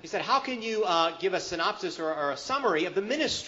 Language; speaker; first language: English; early bilingual, other home language; Spanish